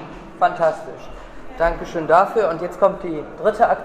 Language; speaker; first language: German; native; German